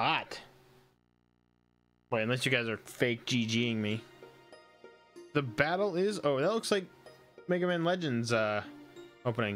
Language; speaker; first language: English; native; English